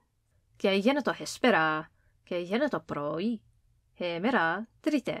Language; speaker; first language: Greek; non-native, fluent; English